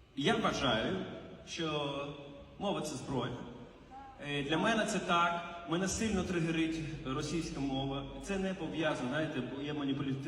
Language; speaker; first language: Ukrainian; non-native, local second language; Russian